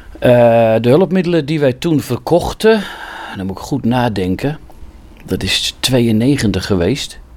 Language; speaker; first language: Dutch; native; Dutch